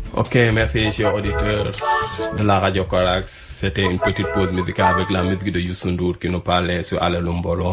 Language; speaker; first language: French; non-native, local second language; Wolof